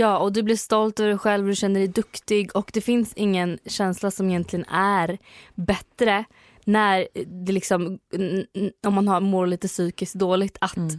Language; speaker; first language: Swedish; native; Swedish